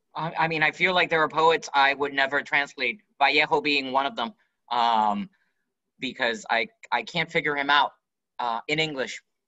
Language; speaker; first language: English; non-native, local second language; Spanish